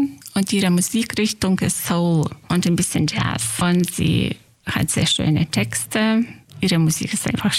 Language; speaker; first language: German; non-native, fluent; Lithuanian